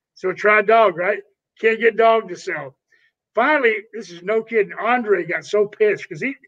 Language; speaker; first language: English; native; English